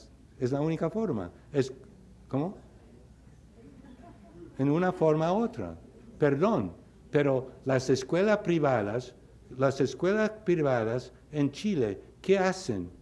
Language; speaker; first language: Spanish; non-native, fluent; English